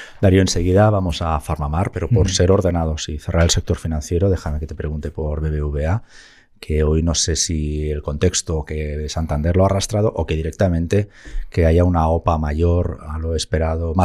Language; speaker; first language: Spanish; native; Spanish